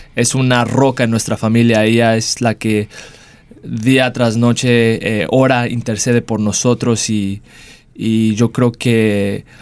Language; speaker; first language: Spanish; early bilingual, heritage; Spanish